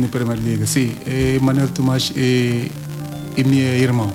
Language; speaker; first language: Portuguese; non-native, learner; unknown